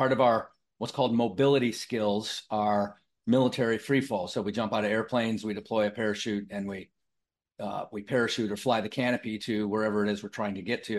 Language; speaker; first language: English; native; English